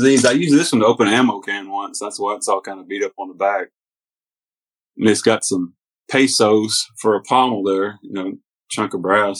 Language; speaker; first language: English; native; English